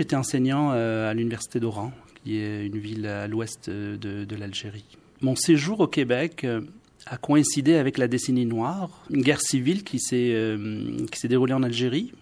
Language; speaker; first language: French; non-native, local second language; Arabic